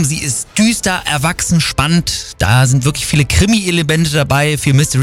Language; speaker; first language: German; native; German